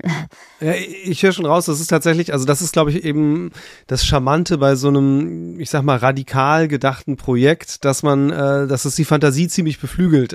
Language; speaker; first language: German; native; German